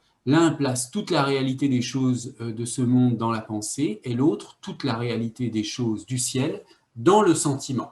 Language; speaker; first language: French; native; French